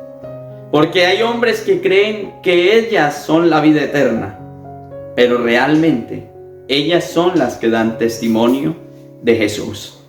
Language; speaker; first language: Spanish; native; Spanish